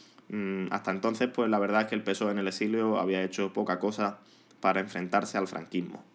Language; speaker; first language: Spanish; native; Spanish